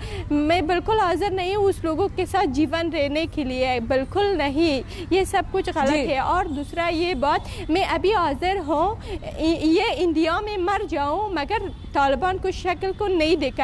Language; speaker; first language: Hindi; non-native, learner; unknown